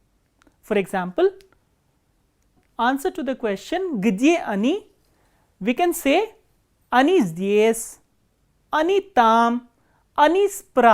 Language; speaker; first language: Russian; non-native, fluent; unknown